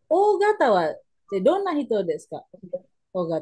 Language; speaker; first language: Japanese; non-native, learner; Indonesian